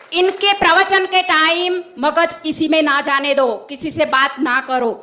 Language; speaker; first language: Hindi; non-native, local second language; Gujarati